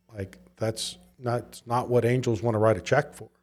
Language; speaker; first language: English; native; English